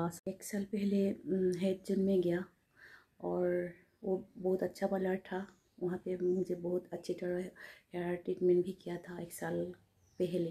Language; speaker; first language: Hindi; non-native, local second language; Assamese